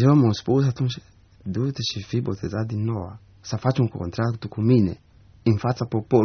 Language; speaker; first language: Romanian; non-native, learner; Rundi